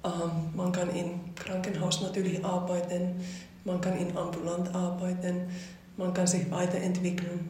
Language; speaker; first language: German; non-native, fluent; Finnish